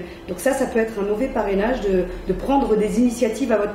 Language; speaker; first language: French; native; French